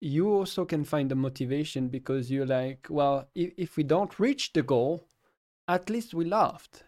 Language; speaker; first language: English; non-native, fluent; French